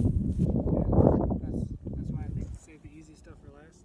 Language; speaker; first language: English; native; English